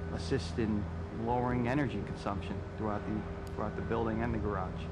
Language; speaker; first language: English; native; English